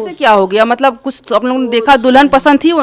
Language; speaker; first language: Hindi; native; Hindi